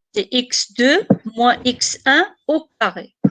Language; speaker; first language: French; non-native, local second language; Arabic